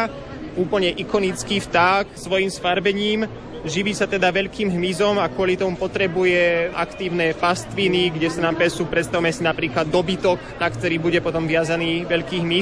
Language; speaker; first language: Slovak; native; Slovak